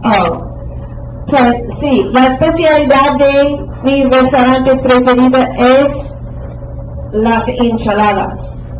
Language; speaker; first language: Spanish; non-native, fluent; English